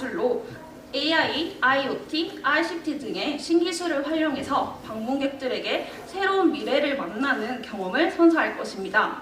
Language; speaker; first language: Korean; native; Korean